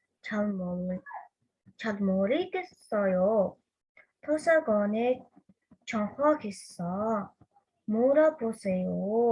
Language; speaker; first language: Korean; non-native, fluent; Mongolian